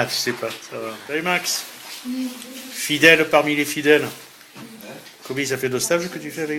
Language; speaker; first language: French; native; French